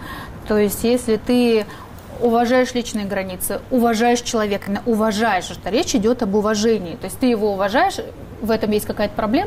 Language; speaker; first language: Russian; native; Russian